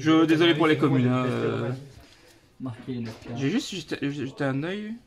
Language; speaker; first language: French; native; French